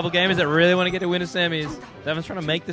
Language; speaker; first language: English; native; English